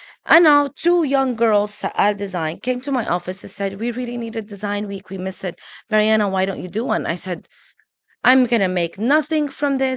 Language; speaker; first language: English; early bilingual, other home language; Arabic